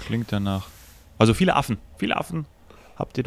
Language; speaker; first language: German; native; German